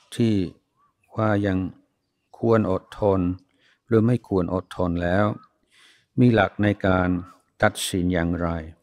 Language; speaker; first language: Thai; non-native, fluent; English